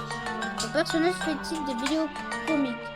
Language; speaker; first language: French; non-native, local second language; Arabic